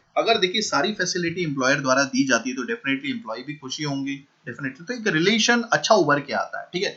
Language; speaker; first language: Hindi; native; Hindi